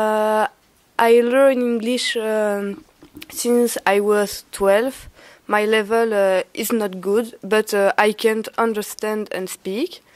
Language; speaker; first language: English; non-native, learner; French